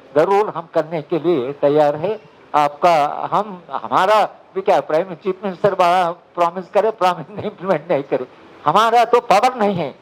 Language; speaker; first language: Hindi; non-native, local second language; Telugu